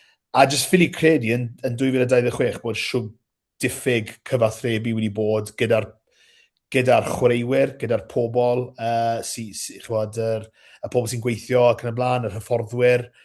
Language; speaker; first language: Welsh; native; Welsh